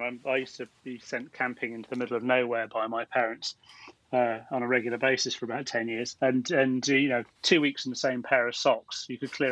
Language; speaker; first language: English; native; English